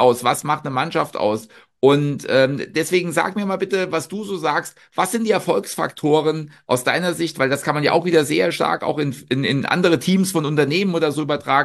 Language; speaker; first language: German; native; German